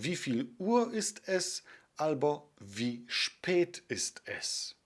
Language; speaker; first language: German; non-native, fluent; Polish